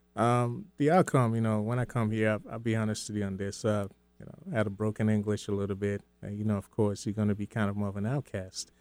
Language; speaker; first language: English; early bilingual, other home language; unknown